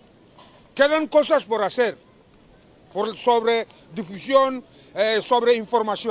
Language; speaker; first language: Spanish; non-native, fluent; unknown